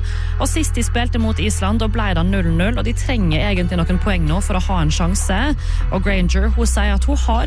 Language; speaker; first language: Norwegian; native; Norwegian